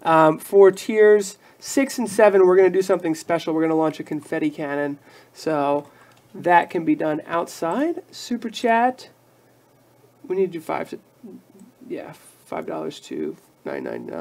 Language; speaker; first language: English; native; English